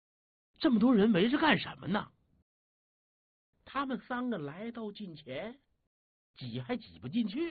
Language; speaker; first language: Chinese; native; Chinese